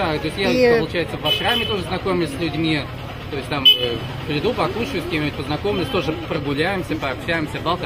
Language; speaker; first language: Russian; native; Russian